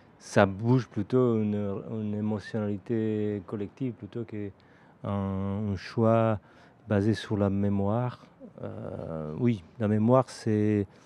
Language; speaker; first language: French; non-native, fluent; Italian